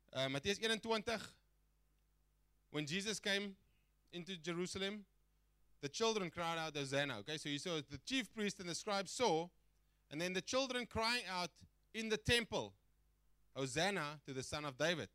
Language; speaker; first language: English; non-native, local second language; Afrikaans